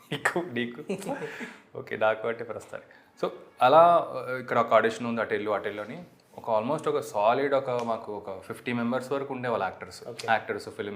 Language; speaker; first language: Telugu; native; Telugu